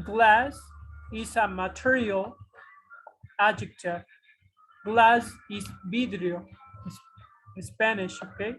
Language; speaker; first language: English; non-native, fluent; Spanish